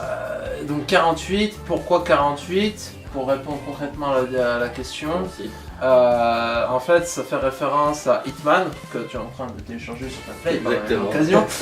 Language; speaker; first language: French; native; French